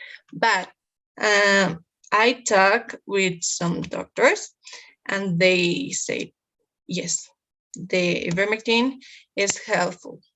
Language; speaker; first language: English; non-native, learner; Spanish